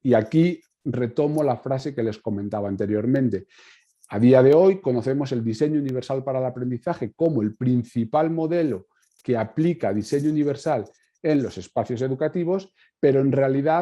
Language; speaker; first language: Spanish; native; Spanish